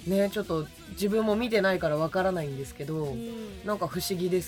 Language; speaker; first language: Japanese; native; Japanese